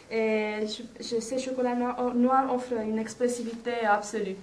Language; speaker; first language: French; non-native, fluent; Romanian